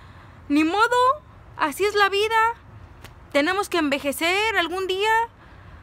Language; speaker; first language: Spanish; native; Spanish